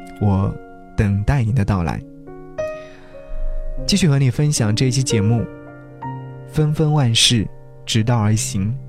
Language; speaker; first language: Chinese; native; Chinese